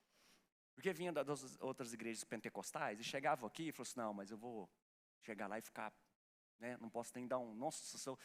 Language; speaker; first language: Portuguese; native; Portuguese